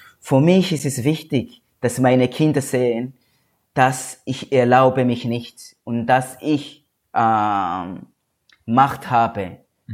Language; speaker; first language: German; non-native, learner; Swahili